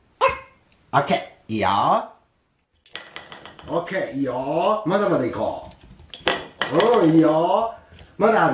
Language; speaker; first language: Japanese; native; Japanese